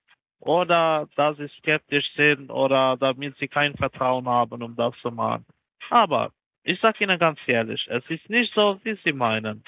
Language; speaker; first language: German; non-native, learner; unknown